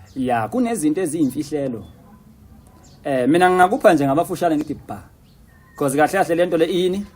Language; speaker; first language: Zulu; native; Zulu